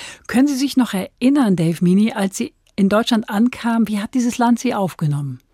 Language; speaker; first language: German; native; German